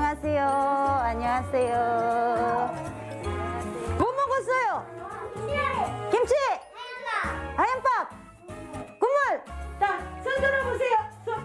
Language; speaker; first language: Korean; non-native, learner; Filipino